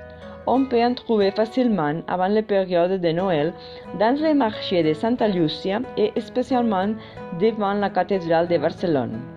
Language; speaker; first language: French; non-native, fluent; Catalan